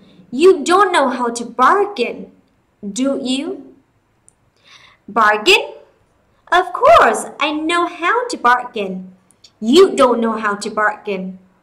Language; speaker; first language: English; non-native, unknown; Vietnamese